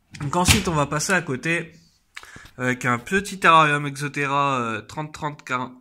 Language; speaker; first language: French; native; French